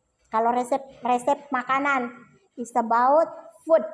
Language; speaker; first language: English; non-native, learner; Indonesian